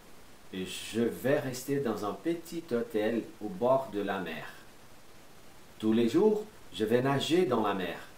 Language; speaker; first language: French; non-native, fluent; Portuguese